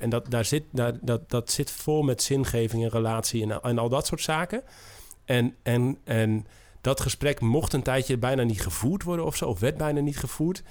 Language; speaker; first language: Dutch; native; Dutch